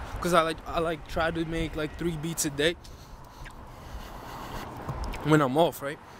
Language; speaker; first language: English; early bilingual, other home language; Spanish